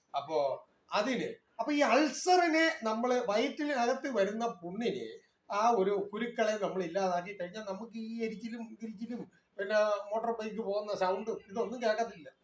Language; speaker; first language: Malayalam; non-native, local second language; Tamil